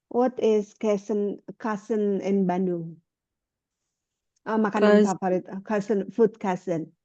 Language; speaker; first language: English; non-native, learner; Indonesian